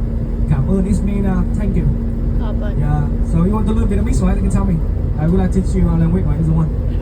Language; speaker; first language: English; non-native, fluent; Vietnamese